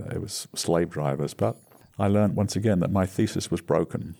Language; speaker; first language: English; native; English